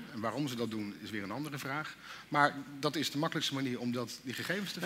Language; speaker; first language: Dutch; native; Dutch